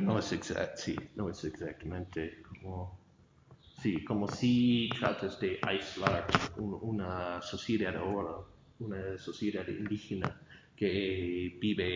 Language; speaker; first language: Spanish; non-native, fluent; English